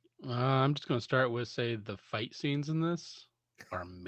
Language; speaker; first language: English; native; English